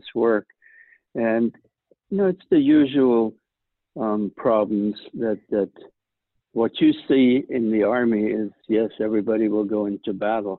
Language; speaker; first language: English; non-native, fluent; Swiss German